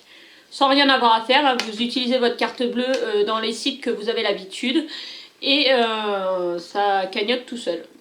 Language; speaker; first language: French; native; French